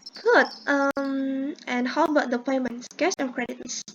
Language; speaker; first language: English; non-native, learner; Indonesian